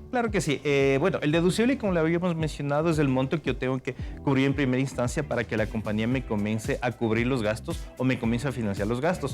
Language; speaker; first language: Spanish; native; Spanish